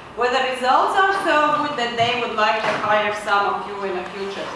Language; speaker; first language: English; non-native, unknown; Latvian